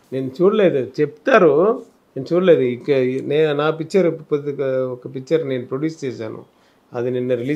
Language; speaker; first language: Telugu; non-native, learner; Tamil